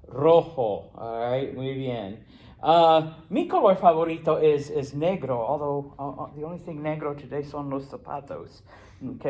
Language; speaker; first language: Spanish; non-native, fluent; English